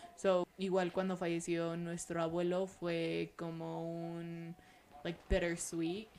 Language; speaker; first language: Spanish; early bilingual, heritage; Spanish